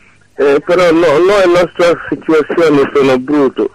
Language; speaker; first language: Italian; non-native, learner; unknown